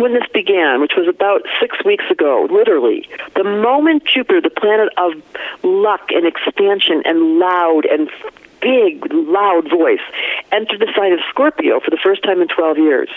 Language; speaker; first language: English; native; English